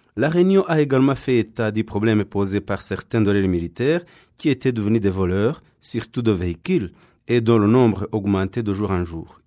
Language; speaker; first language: French; non-native, local second language; Kinyarwanda